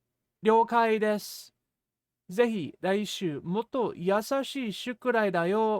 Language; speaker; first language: Japanese; non-native, fluent; English